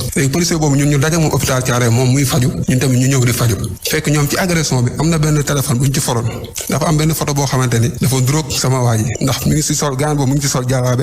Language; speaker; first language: Wolof; native; Wolof